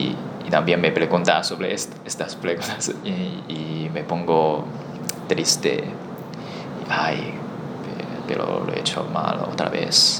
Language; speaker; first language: Spanish; non-native, learner; Chinese